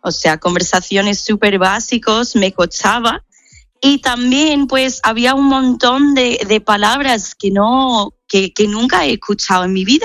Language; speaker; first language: Spanish; non-native, fluent; English